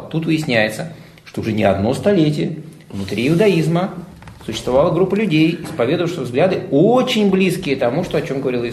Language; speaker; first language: Russian; native; Russian